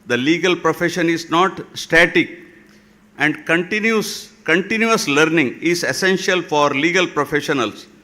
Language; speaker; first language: English; non-native, local second language; Kannada